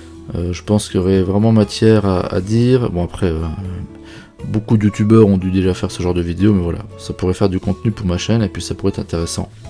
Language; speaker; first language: French; native; French